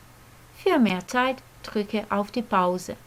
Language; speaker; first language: German; non-native, fluent; Croatian